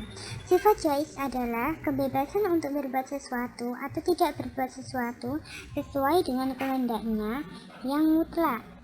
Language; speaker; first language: Indonesian; native; Indonesian